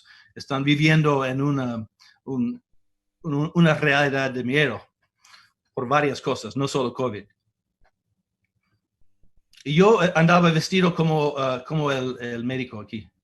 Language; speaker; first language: Spanish; non-native, fluent; English